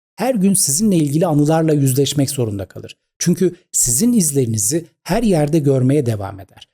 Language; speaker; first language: Turkish; native; Turkish